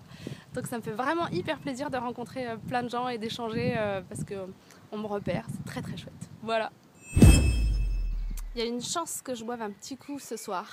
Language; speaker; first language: French; native; French